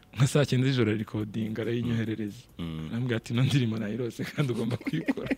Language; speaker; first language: Kinyarwanda; native; Kinyarwanda